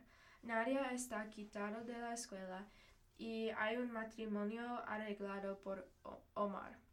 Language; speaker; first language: Spanish; non-native, learner; English